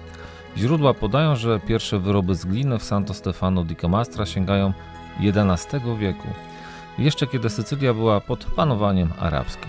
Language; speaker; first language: Polish; native; Polish